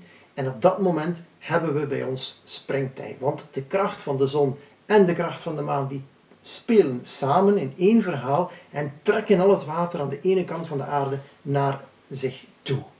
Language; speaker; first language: Dutch; native; Dutch